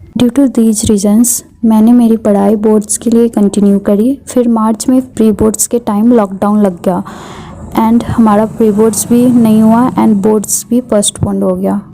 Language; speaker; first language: Hindi; native; Hindi